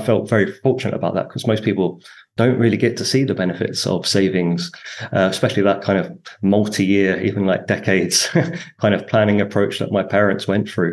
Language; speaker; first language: English; native; English